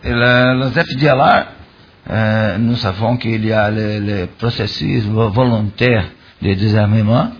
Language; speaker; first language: French; non-native, learner; Portuguese